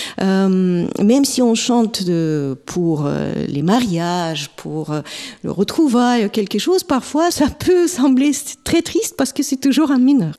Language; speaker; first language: French; non-native, fluent; Russian